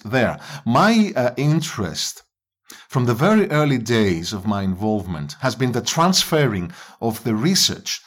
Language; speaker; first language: English; non-native, fluent; Greek